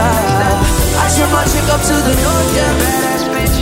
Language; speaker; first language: English; native; English